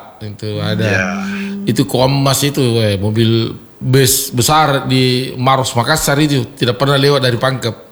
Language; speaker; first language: Indonesian; non-native, local second language; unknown